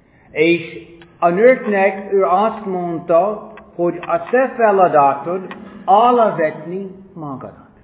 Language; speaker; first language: Hungarian; non-native, fluent; English